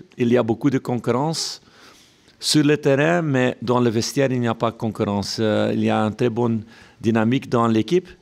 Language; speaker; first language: French; non-native, local second language; Dutch